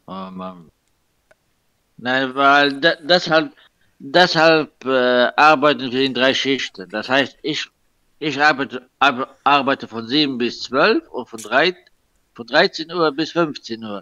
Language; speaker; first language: German; non-native, local second language; Luxembourgish